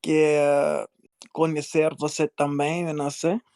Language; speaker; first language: Portuguese; non-native, learner; English